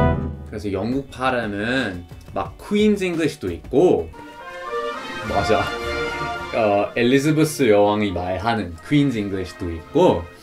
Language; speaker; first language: Korean; non-native, fluent; English